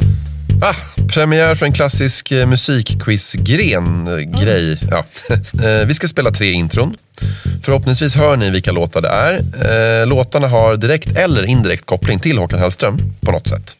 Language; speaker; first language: Swedish; native; Swedish